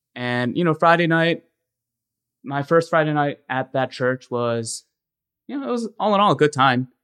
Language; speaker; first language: English; native; English